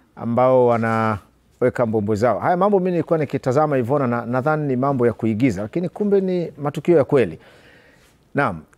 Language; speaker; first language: Swahili; native; Swahili